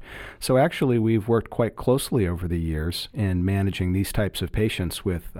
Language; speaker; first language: English; native; English